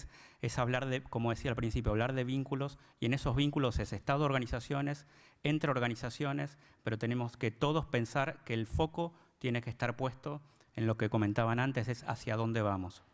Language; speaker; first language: Spanish; native; Spanish